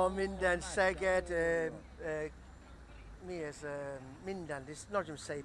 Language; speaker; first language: Hungarian; non-native, learner; English